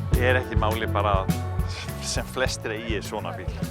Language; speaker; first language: Icelandic; native; Icelandic